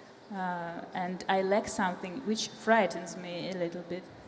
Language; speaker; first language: English; non-native, fluent; Russian